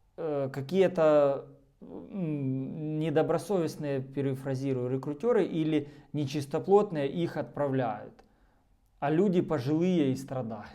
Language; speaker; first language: Russian; non-native, local second language; Ukrainian